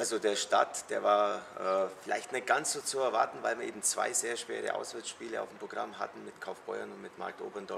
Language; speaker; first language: German; native; German